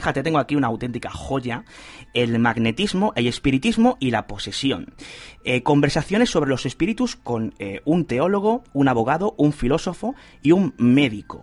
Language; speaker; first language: Spanish; native; Spanish